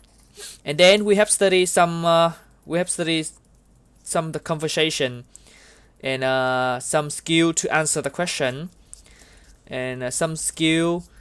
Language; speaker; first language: English; non-native, learner; Vietnamese